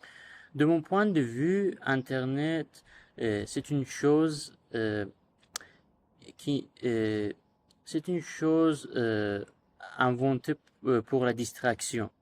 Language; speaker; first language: French; non-native, learner; Persian